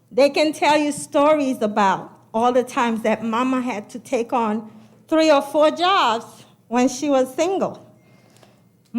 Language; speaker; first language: English; early bilingual, other home language; Haitian Creole